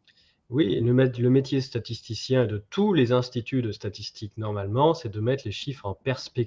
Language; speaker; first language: French; native; French